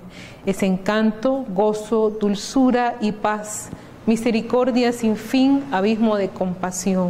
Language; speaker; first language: Spanish; native; Spanish